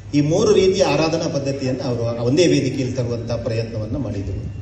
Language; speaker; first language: Kannada; native; Kannada